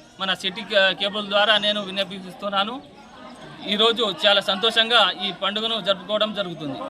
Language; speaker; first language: Telugu; non-native, local second language; Lambadi